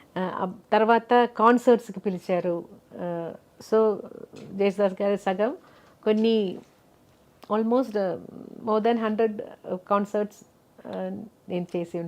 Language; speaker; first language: Telugu; non-native, local second language; Malayalam